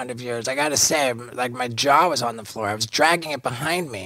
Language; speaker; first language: English; native; English